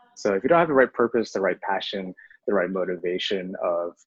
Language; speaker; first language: English; early bilingual, other home language; Chinese